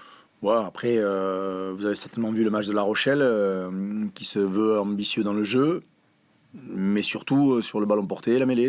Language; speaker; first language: French; native; French